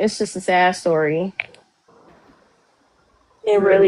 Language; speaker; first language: English; native; English